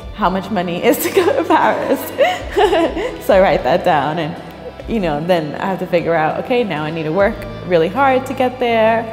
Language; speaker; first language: English; native; English